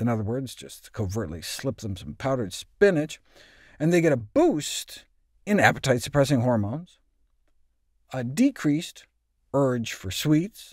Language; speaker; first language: English; native; English